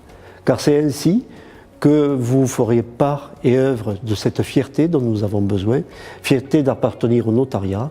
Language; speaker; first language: French; native; French